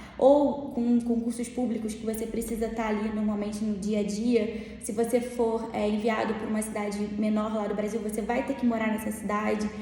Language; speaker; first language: Portuguese; native; Portuguese